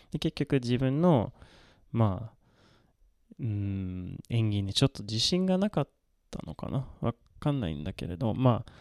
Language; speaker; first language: Japanese; non-native, fluent; Swedish